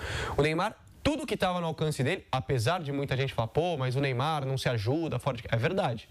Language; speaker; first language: Portuguese; native; Portuguese